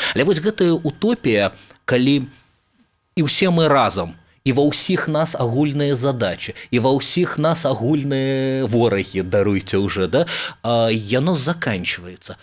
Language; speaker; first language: Belarusian; native; Belarusian